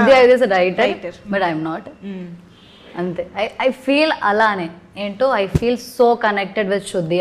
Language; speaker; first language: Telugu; non-native, learner; Malayalam